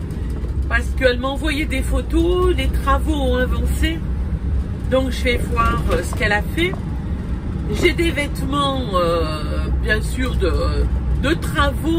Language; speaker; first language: French; native; French